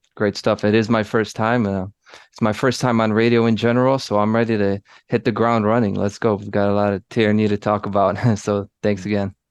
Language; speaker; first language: English; early bilingual, other home language; Polish